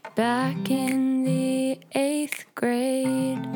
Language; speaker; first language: English; native; English